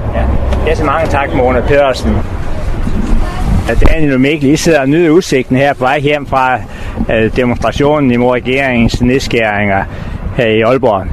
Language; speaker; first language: Danish; native; Danish